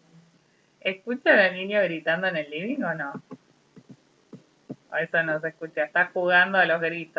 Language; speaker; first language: Spanish; native; Spanish